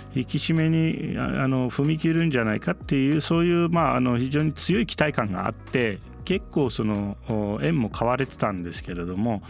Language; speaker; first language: Japanese; non-native, fluent; Turkish